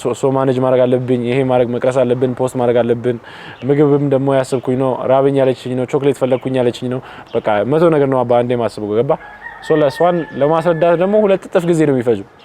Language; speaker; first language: Amharic; native; Amharic